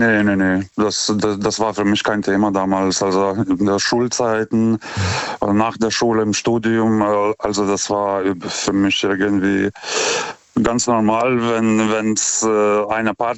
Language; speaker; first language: German; non-native, fluent; Lithuanian